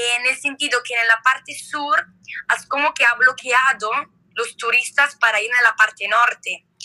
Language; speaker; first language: Spanish; non-native, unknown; Italian